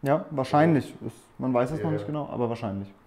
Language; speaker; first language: German; native; German